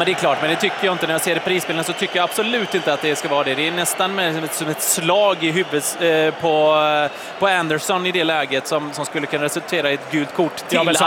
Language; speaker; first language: Swedish; native; Swedish